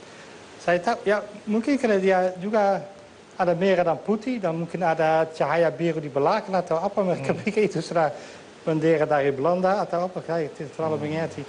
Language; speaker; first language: Indonesian; non-native, fluent; Dutch